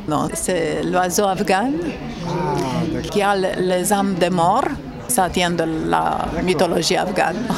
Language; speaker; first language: French; non-native, fluent; Romanian